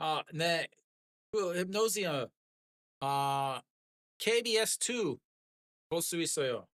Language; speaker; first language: Korean; non-native, learner; English